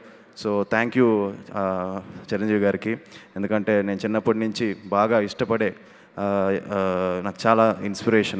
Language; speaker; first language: Telugu; native; Telugu